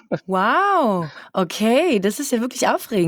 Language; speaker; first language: German; native; German